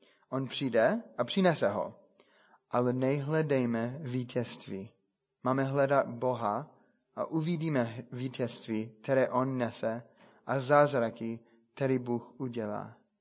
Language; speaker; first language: Czech; non-native, fluent; English